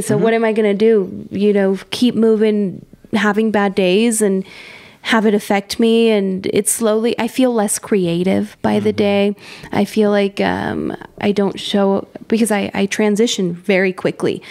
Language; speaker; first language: English; early bilingual, other home language; Spanish